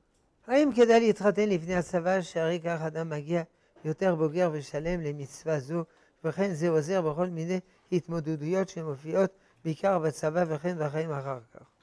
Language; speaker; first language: Hebrew; non-native, fluent; French